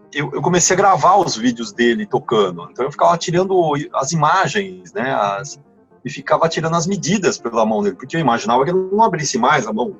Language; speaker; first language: Portuguese; native; Portuguese